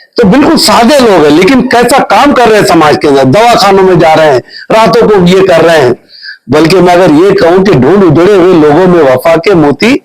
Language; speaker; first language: Urdu; native; Urdu